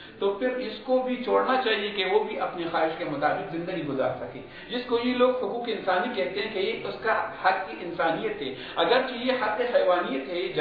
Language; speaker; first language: Urdu; non-native, local second language; Pashto